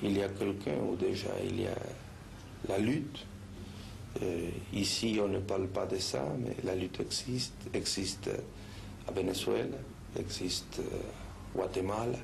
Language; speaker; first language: French; non-native, fluent; Spanish